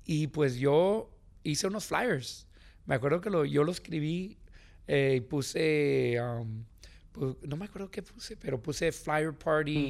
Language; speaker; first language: Spanish; early bilingual, heritage; Spanish